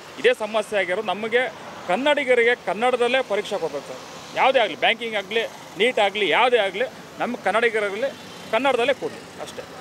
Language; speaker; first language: Kannada; native; Kannada